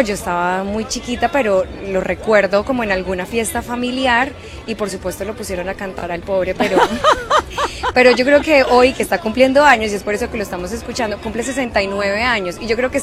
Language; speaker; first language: Spanish; native; Spanish